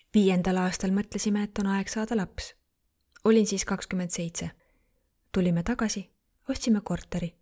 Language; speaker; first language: Estonian; non-native, fluent; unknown